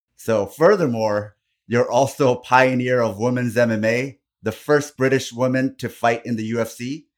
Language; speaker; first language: English; non-native, fluent; Korean